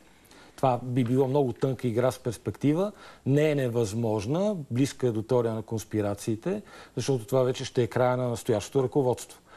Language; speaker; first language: Bulgarian; native; Bulgarian